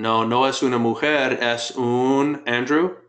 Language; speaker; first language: Spanish; non-native, fluent; English